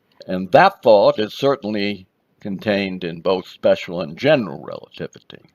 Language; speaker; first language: English; native; English